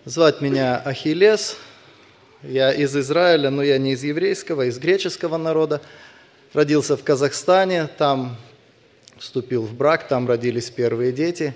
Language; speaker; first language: Russian; native; Russian